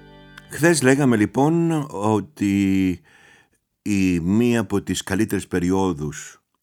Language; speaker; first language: Greek; native; Greek